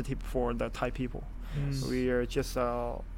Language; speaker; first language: English; non-native, fluent; Thai